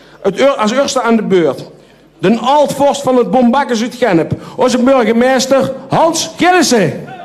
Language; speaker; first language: Dutch; native; Dutch